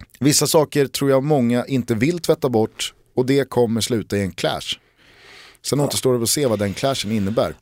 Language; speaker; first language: Swedish; native; Swedish